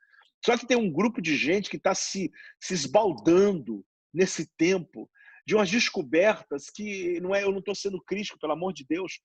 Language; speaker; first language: Portuguese; native; Portuguese